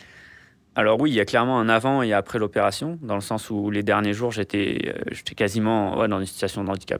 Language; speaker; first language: French; native; French